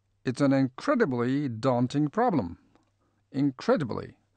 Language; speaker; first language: English; non-native, fluent; Japanese